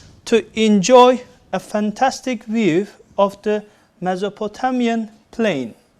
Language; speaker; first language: English; non-native, fluent; Turkish